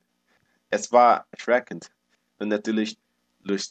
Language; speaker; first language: German; non-native, learner; Portuguese